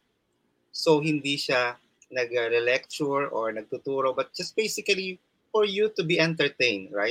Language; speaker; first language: English; non-native, local second language; Waray